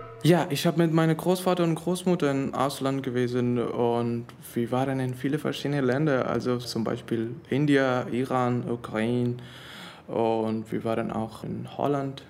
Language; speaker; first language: German; non-native, learner; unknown